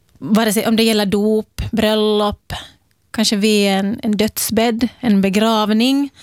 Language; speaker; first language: Swedish; native; Swedish